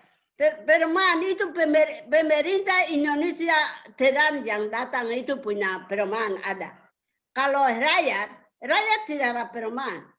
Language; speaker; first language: Indonesian; non-native, local second language; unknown